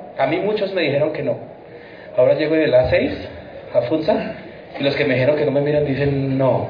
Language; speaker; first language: Spanish; native; Spanish